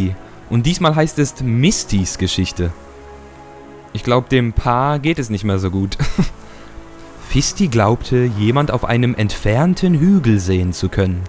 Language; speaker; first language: German; native; German